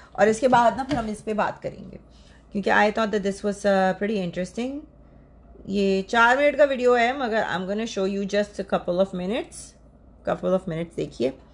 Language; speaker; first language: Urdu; native; Urdu